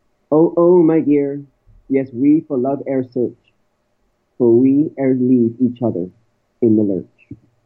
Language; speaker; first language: English; native; English